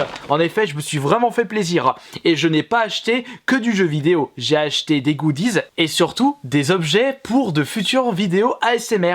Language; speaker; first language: French; native; French